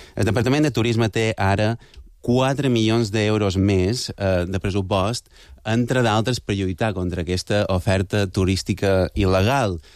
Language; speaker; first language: Catalan; native; Catalan